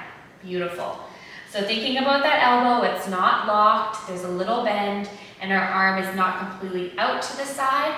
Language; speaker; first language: English; native; English